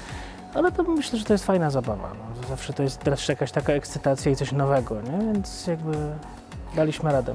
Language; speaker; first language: Polish; native; Polish